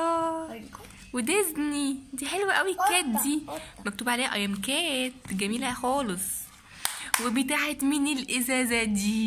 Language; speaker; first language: Arabic; native; Arabic